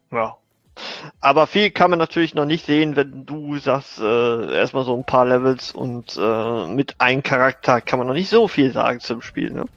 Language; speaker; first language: German; native; German